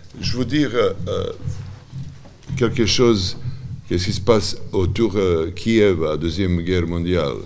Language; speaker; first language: French; non-native, learner; Serbian